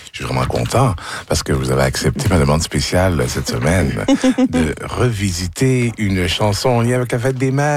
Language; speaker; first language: French; native; French